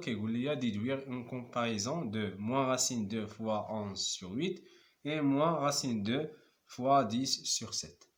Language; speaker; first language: French; non-native, local second language; Arabic